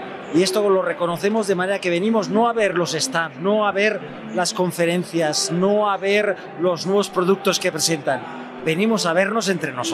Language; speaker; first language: Spanish; native; Spanish